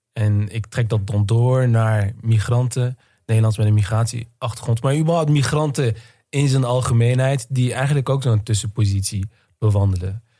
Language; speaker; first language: Dutch; early bilingual, other home language; Turkish